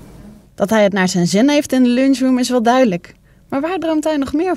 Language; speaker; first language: Dutch; native; Dutch